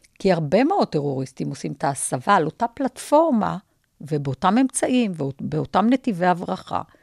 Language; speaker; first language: Hebrew; native; Hebrew